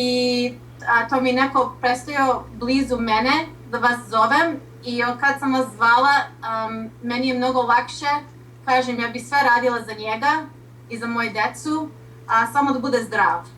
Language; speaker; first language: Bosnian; early bilingual, heritage; Serbian